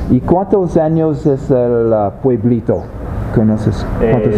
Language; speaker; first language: Spanish; non-native, learner; English